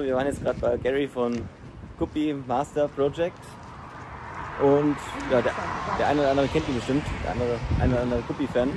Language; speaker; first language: German; native; German